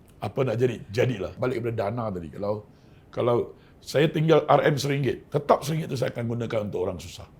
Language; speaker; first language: Malay; non-native, local second language; Chinese